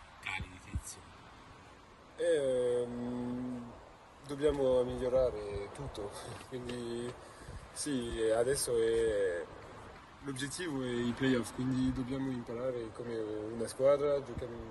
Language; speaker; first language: Italian; non-native, learner; French